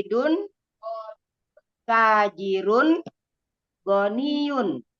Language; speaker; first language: Arabic; non-native, learner; Indonesian